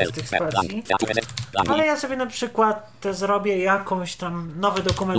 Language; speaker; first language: Polish; native; Polish